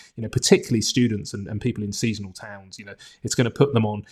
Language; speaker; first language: English; native; English